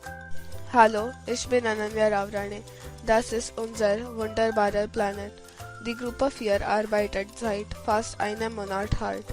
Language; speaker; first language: German; non-native, learner; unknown